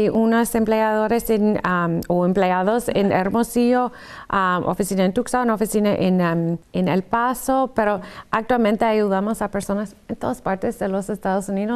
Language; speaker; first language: Spanish; non-native, fluent; English